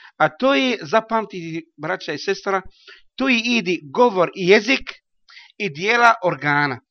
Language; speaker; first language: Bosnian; non-native, learner; Arabic